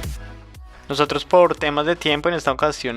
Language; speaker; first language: Spanish; native; Spanish